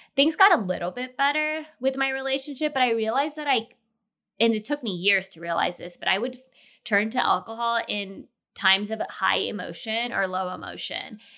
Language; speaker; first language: English; native; English